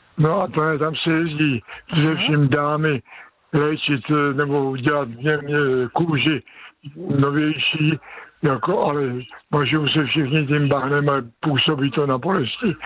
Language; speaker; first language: Czech; native; Czech